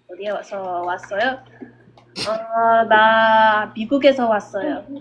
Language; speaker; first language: Korean; non-native, learner; English